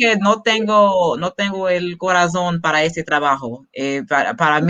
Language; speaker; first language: Spanish; non-native, learner; English